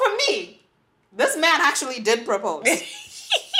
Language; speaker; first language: English; non-native, local second language; Shona